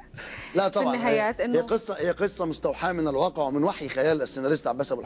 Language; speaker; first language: Arabic; native; Arabic